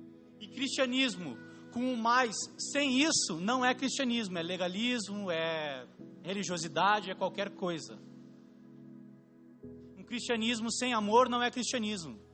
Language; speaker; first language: Portuguese; native; Portuguese